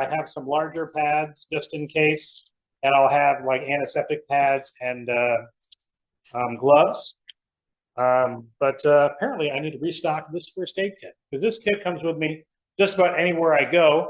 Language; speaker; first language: English; native; English